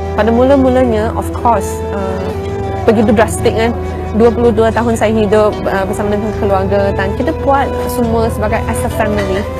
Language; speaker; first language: Malay; non-native, local second language; Chinese